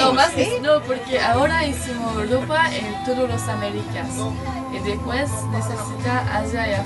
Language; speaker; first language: Spanish; non-native, learner; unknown